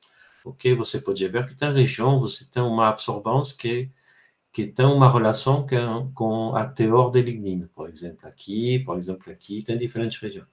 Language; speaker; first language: Portuguese; non-native, fluent; French